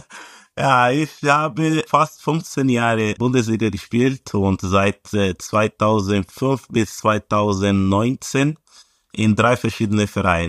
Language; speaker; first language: German; non-native, fluent; Portuguese